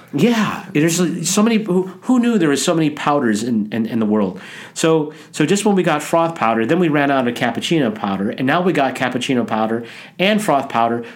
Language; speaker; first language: English; native; English